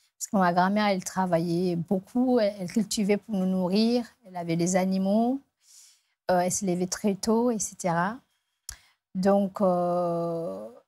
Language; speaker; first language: French; non-native, local second language; Fula